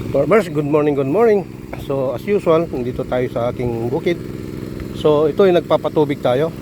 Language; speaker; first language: Filipino; non-native, local second language; Iloko